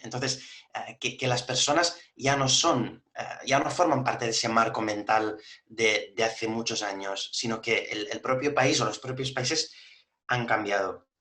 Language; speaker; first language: Spanish; early bilingual, other home language; Arabic